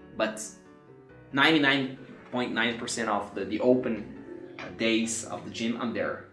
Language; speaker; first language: English; non-native, fluent; Portuguese